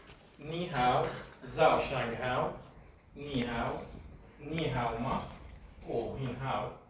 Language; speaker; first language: Chinese; non-native, learner; English